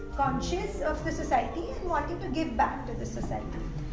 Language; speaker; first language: English; non-native, local second language; Gujarati